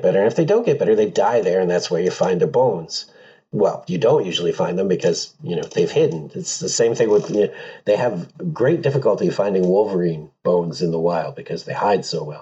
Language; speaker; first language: English; native; English